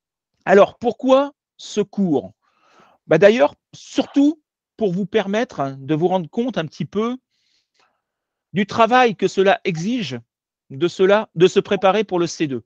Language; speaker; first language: French; native; French